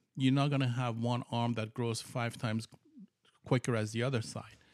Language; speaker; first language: English; non-native, fluent; Persian